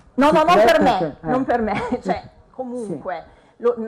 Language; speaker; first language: Italian; non-native, fluent; Ukrainian